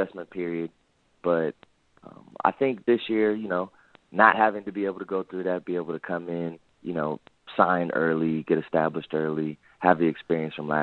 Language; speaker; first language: English; native; English